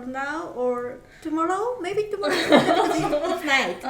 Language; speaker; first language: English; non-native, learner; Japanese